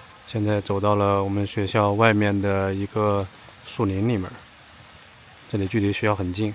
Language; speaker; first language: Chinese; native; Chinese